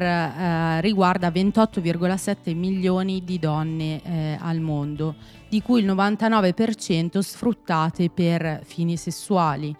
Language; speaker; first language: Italian; native; Italian